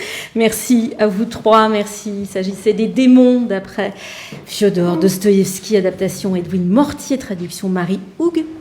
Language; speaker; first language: French; native; French